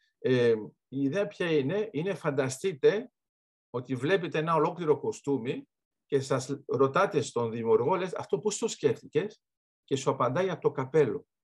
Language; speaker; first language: Greek; early bilingual, heritage; Greek